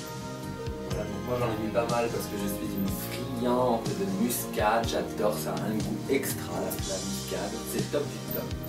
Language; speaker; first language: French; native; French